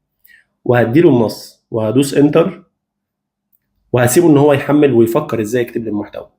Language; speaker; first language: Arabic; native; Arabic